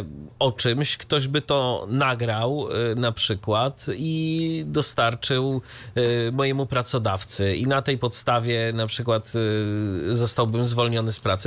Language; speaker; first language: Polish; native; Polish